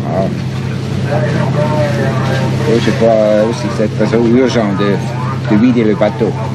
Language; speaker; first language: French; non-native, fluent; Swiss German